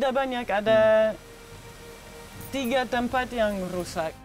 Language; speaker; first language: Indonesian; non-native, fluent; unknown